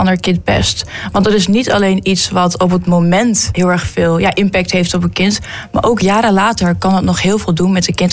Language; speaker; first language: Dutch; native; Dutch